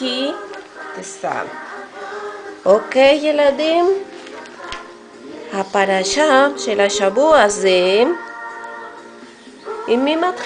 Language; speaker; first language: Hebrew; non-native, learner; Spanish